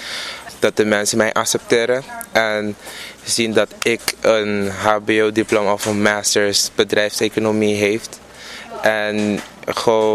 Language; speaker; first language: Dutch; non-native, local second language; Papiamento